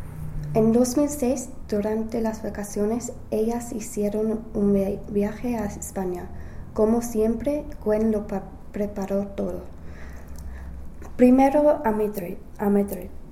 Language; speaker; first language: Spanish; non-native, learner; English